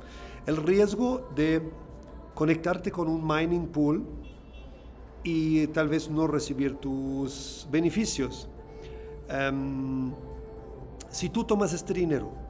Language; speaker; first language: Spanish; non-native, fluent; German